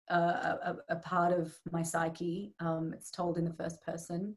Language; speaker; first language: English; native; English